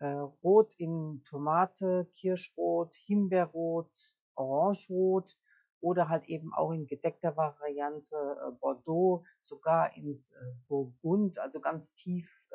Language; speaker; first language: German; native; German